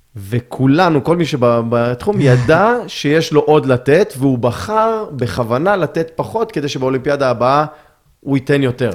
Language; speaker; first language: Hebrew; native; Hebrew